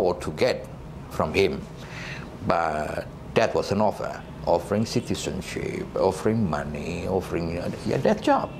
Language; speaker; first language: English; non-native, fluent; Indonesian